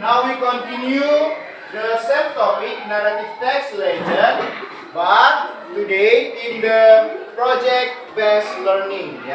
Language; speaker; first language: English; non-native, fluent; Indonesian